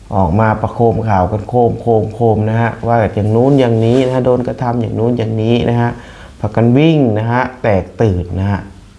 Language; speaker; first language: Thai; native; Thai